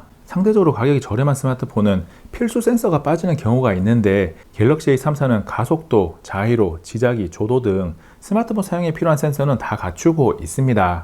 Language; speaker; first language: Korean; native; Korean